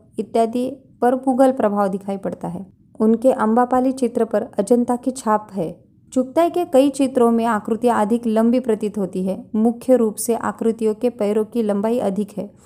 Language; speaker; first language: Hindi; non-native, local second language; Marathi